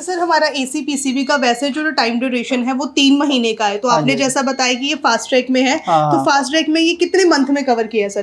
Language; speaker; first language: Hindi; native; Hindi